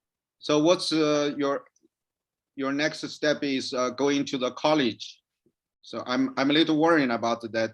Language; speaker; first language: English; non-native, learner; Chinese